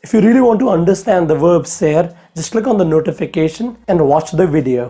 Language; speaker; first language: English; non-native, local second language; Hindi